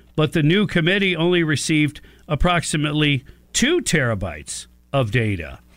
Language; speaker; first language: English; native; English